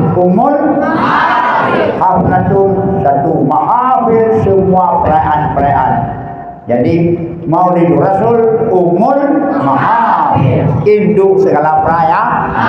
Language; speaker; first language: Malay; non-native, local second language; Achinese